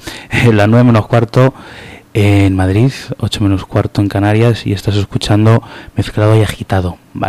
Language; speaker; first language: Spanish; native; Spanish